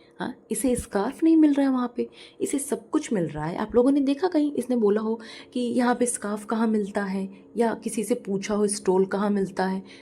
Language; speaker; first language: Hindi; native; Hindi